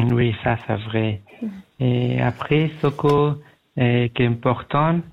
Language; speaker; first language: French; non-native, learner; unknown